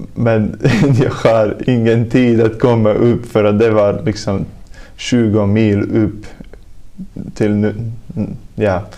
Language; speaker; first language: Swedish; non-native, fluent; Latvian